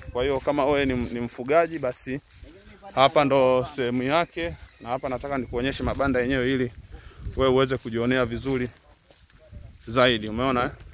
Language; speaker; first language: Swahili; native; Swahili